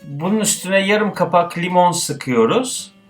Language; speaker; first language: Turkish; native; Turkish